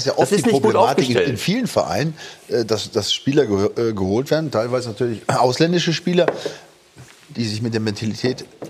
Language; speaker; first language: German; native; German